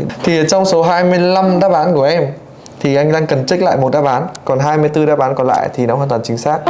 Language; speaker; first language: Vietnamese; native; Vietnamese